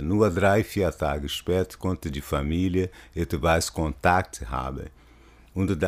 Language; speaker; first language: German; non-native, fluent; Portuguese